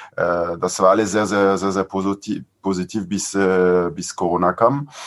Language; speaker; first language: German; non-native, fluent; French